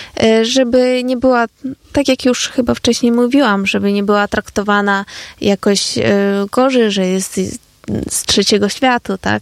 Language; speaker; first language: Polish; non-native, fluent; Ukrainian